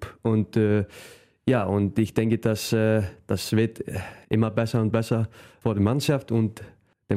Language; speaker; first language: German; non-native, fluent; Icelandic